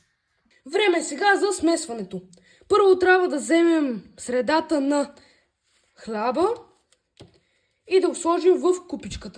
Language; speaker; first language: Bulgarian; native; Bulgarian